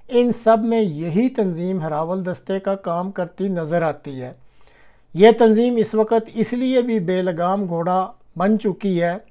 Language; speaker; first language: Urdu; non-native, local second language; Punjabi